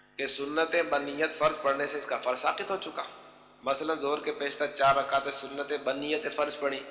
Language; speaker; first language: Urdu; native; Urdu